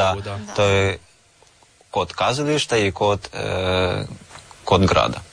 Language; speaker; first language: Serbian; non-native, learner; Russian